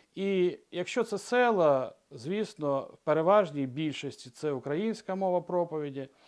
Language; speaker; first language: Ukrainian; non-native, local second language; Russian